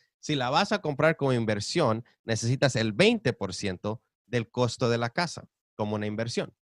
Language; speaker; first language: Spanish; early bilingual, heritage; Spanish